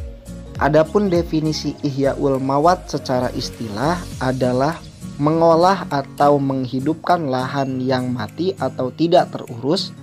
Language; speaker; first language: Indonesian; native; Indonesian